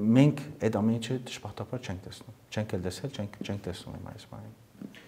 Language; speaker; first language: Armenian; early bilingual, heritage; Armenian